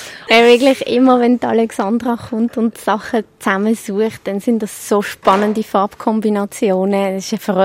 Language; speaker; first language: German; native; German